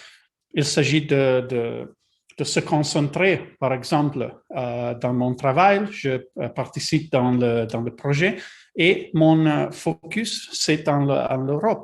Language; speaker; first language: French; non-native, learner; Italian